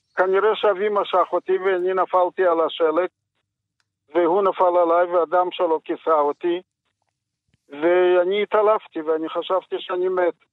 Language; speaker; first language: Hebrew; non-native, fluent; Yiddish